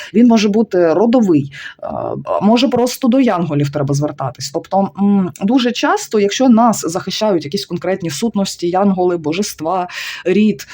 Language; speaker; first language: Ukrainian; non-native, local second language; Russian